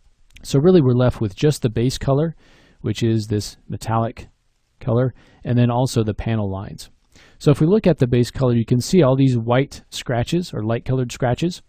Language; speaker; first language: English; native; English